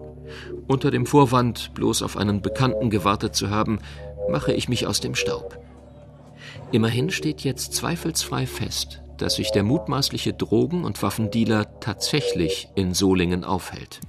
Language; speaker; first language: German; native; German